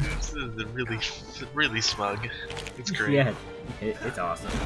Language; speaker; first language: English; native; English